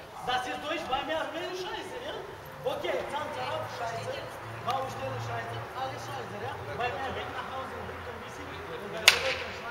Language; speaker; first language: German; non-native, learner; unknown